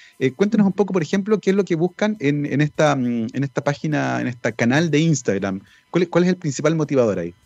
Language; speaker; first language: Spanish; native; Spanish